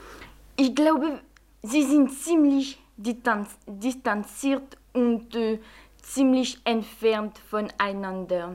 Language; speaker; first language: German; non-native, fluent; French